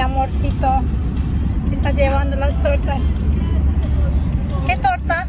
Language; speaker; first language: Spanish; non-native, fluent; Turkish